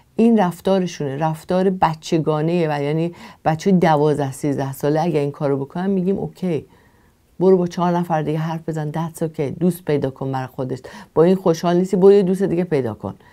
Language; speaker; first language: Persian; native; Persian